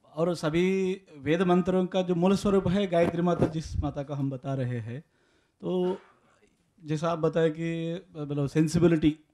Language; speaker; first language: Hindi; non-native, local second language; Telugu